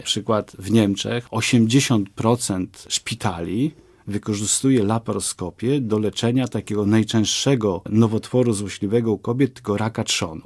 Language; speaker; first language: Polish; native; Polish